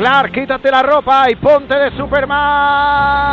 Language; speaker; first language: Spanish; native; Spanish